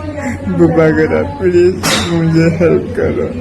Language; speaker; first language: Hindi; non-native, local second language; Kok Borok